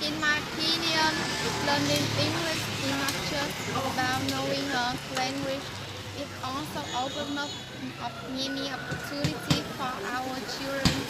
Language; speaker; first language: English; non-native, learner; Vietnamese